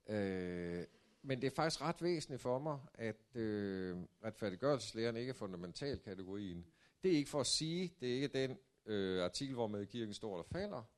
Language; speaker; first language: Danish; native; Danish